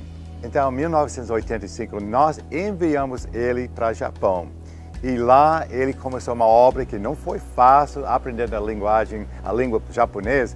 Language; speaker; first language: Portuguese; non-native, fluent; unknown